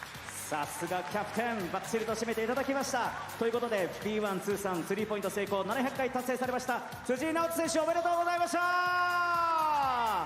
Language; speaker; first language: Japanese; native; Japanese